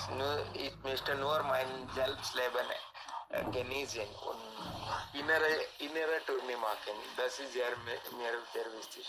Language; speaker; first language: German; non-native, learner; Hindi